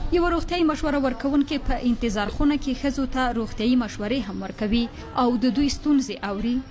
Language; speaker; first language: Pashto; native; Pashto